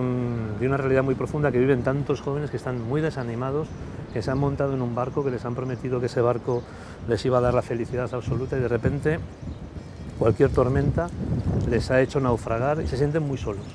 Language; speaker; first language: Spanish; native; Spanish